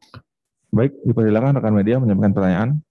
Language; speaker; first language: Indonesian; native; Indonesian